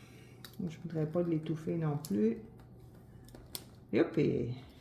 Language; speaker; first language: French; native; French